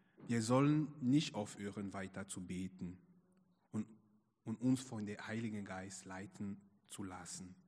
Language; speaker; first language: German; non-native, fluent; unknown